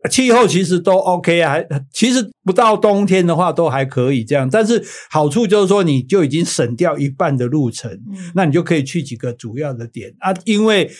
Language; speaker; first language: Chinese; native; Chinese